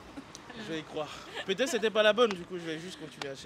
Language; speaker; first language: French; native; French